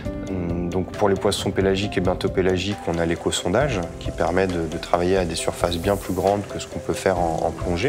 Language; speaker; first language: French; native; French